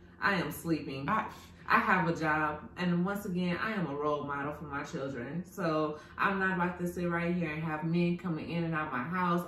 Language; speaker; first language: English; native; English